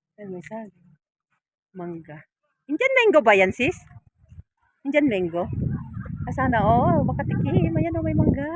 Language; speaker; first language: Filipino; non-native, local second language; Iloko